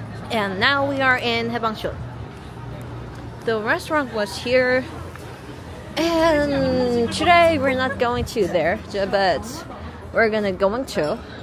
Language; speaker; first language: English; non-native, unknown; Korean